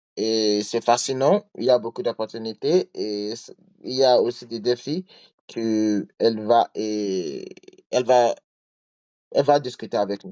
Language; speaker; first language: French; non-native, learner; English